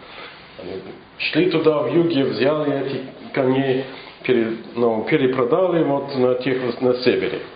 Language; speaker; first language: Russian; non-native, fluent; English